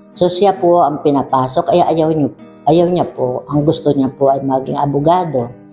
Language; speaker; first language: Filipino; non-native, local second language; Bikol